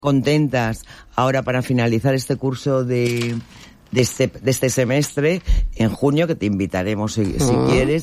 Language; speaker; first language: Spanish; native; Spanish